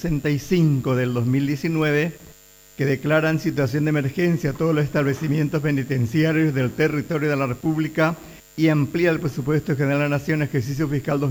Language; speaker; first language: Spanish; native; Spanish